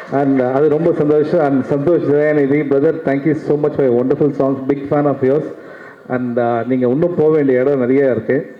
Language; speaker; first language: Tamil; native; Tamil